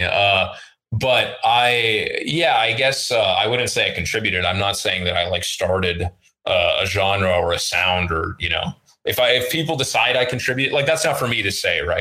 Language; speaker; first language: English; early bilingual, other home language; Russian